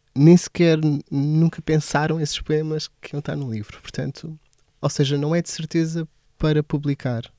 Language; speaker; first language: Portuguese; native; Portuguese